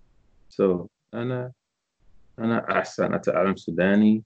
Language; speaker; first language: Arabic; non-native, learner; English